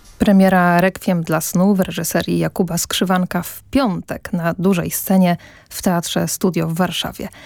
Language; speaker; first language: Polish; native; Polish